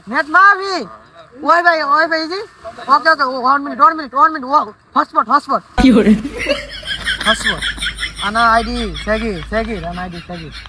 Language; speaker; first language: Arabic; non-native, learner; Bangla